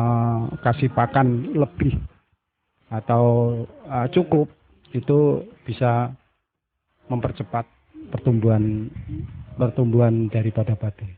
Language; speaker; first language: Indonesian; non-native, local second language; Javanese